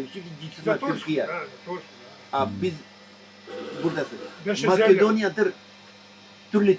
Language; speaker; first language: Turkish; non-native, local second language; Albanian